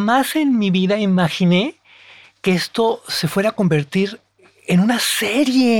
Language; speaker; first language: Spanish; native; Spanish